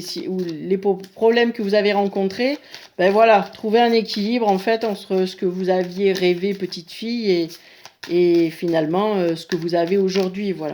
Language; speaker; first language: French; native; French